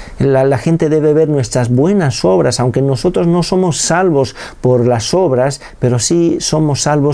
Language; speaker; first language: Spanish; native; Spanish